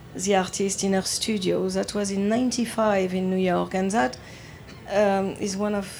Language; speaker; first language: English; non-native, fluent; French